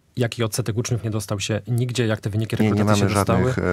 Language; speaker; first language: Polish; native; Polish